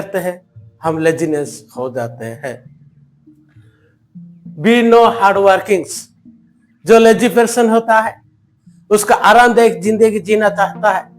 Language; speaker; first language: Hindi; non-native, local second language; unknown